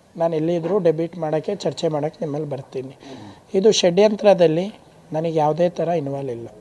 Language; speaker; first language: Kannada; non-native, local second language; Lambadi